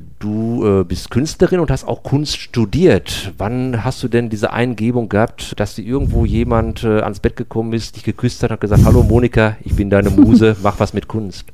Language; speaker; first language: German; native; German